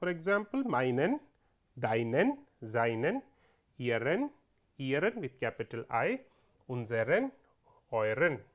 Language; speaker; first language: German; non-native, fluent; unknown